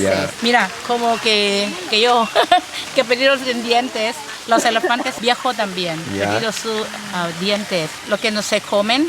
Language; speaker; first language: Spanish; non-native, learner; Thai